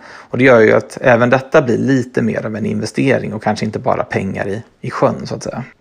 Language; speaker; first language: Swedish; native; Swedish